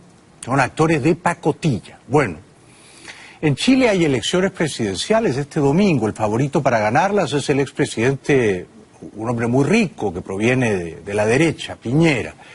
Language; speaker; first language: Spanish; native; Spanish